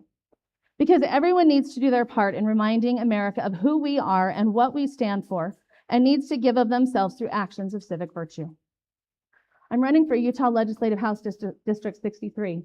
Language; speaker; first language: English; native; English